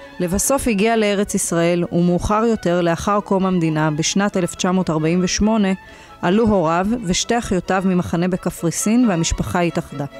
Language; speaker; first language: Hebrew; native; Hebrew